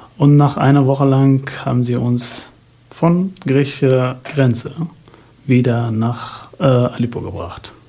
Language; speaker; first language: German; non-native, fluent; Arabic